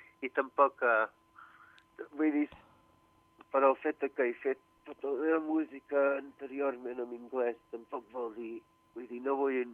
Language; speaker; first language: Catalan; early bilingual, heritage; Catalan